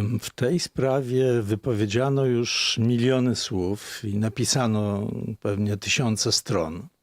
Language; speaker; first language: Polish; native; Polish